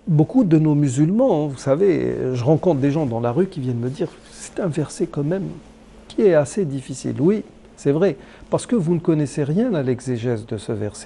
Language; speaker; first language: French; non-native, local second language; Arabic